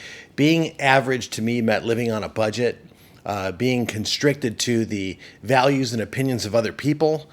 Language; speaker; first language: English; native; English